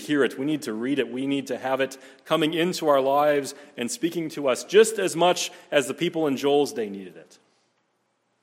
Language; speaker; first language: English; native; English